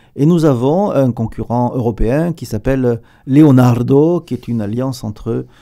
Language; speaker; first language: French; native; French